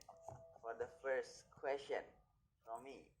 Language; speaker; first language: English; non-native, learner; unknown